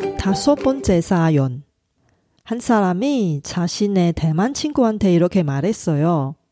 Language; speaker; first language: Korean; non-native, fluent; Chinese